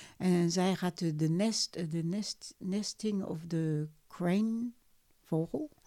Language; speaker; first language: Dutch; non-native, fluent; French